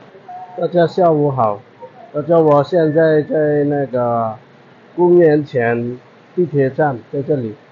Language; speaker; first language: Chinese; non-native, fluent; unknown